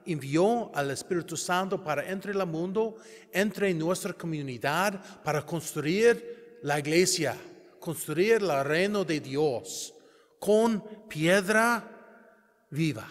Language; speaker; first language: Spanish; non-native, learner; English